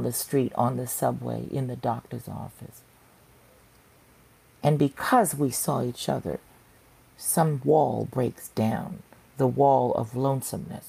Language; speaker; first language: English; native; English